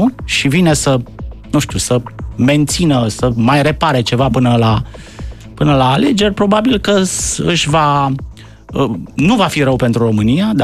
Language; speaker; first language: Romanian; native; Romanian